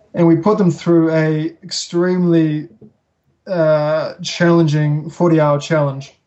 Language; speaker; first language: English; native; English